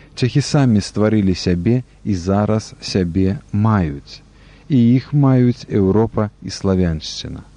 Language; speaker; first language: Belarusian; native; Belarusian